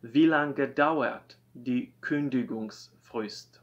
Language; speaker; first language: German; non-native, fluent; Polish